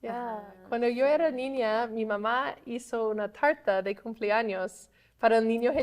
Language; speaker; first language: Spanish; non-native, fluent; English